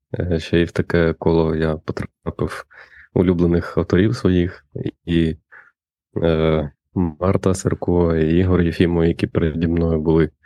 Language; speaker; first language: Ukrainian; native; Ukrainian